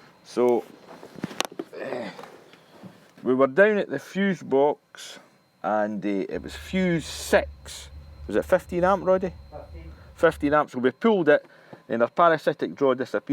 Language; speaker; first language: English; native; English